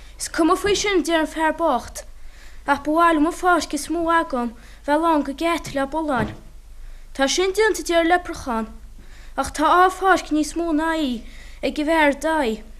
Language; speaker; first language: Irish; native; Irish